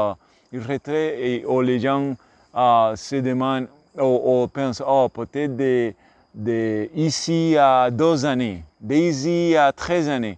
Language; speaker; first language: French; non-native, learner; English